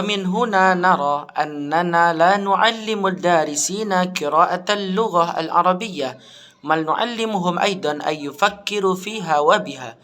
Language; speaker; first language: Arabic; non-native, learner; Indonesian